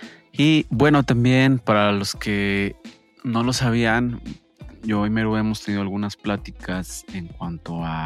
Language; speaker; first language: Spanish; native; Spanish